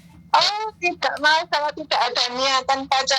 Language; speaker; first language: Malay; non-native, local second language; Javanese